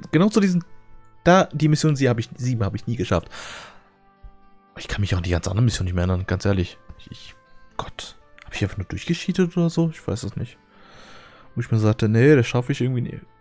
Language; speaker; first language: German; native; German